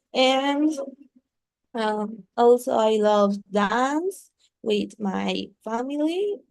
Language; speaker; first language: English; non-native, learner; Spanish